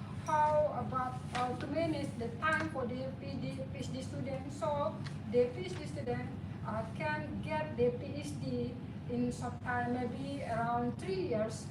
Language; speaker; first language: English; non-native, fluent; Indonesian